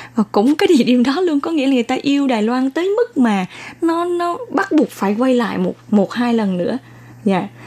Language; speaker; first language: Vietnamese; native; Vietnamese